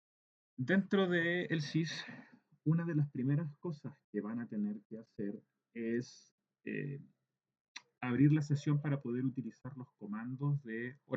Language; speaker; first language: Spanish; native; Spanish